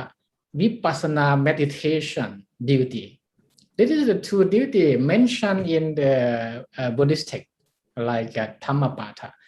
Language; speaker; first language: English; non-native, learner; Thai